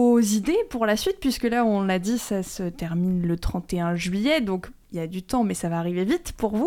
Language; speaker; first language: French; native; French